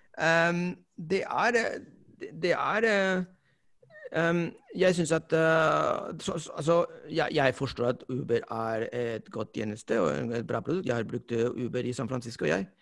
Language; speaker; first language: Norwegian; non-native, fluent; Spanish